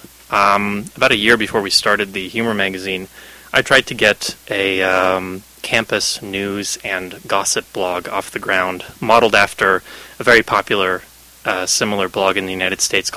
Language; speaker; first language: English; native; English